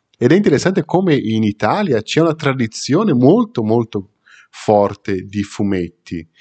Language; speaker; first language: Italian; non-native, fluent; Portuguese